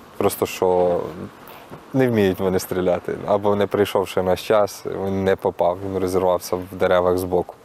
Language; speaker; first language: Ukrainian; native; Ukrainian